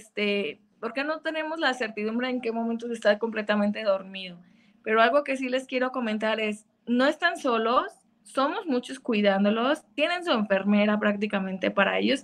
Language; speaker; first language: Spanish; native; Spanish